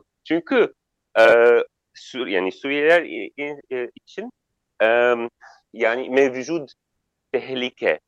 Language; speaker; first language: Turkish; non-native, fluent; Arabic